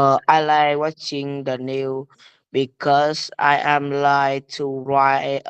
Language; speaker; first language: English; non-native, learner; Vietnamese